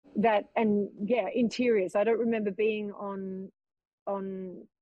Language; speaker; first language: English; native; English